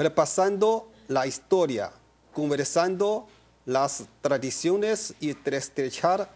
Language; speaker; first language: Spanish; non-native, learner; Chinese